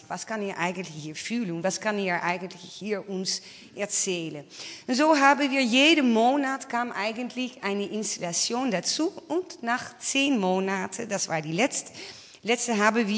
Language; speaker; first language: German; non-native, fluent; Dutch